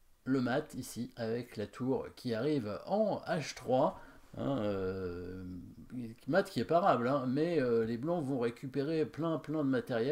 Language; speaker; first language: French; native; French